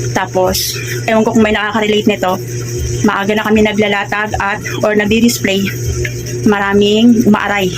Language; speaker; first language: Filipino; non-native, local second language; Cebuano